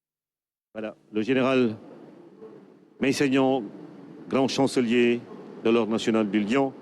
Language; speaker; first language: French; non-native, local second language; Wolof